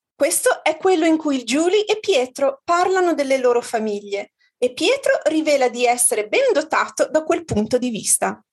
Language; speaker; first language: Italian; native; Italian